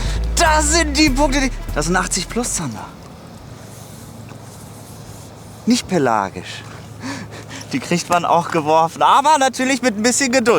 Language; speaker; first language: German; native; German